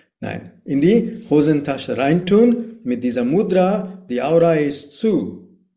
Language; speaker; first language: German; non-native, fluent; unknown